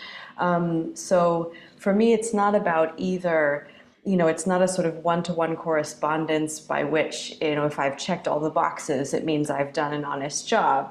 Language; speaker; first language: English; native; English